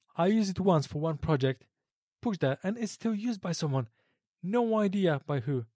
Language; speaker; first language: English; non-native, fluent; Polish